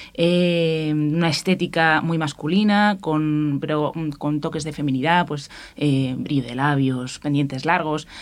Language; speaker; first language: Spanish; native; Spanish